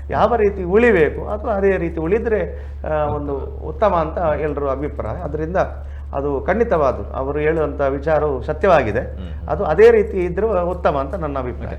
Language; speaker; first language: Kannada; non-native, local second language; Tulu